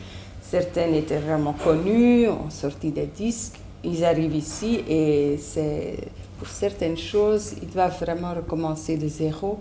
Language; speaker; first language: French; native; French